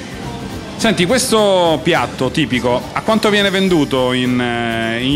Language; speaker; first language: Italian; native; Italian